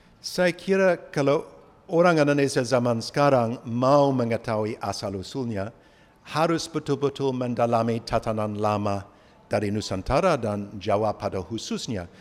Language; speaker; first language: Malay; non-native, fluent; English